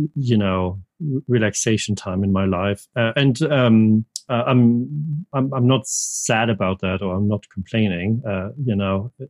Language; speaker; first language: English; non-native, fluent; German